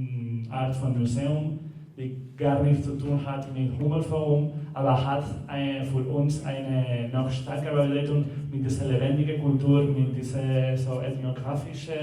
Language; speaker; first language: German; non-native, learner; Spanish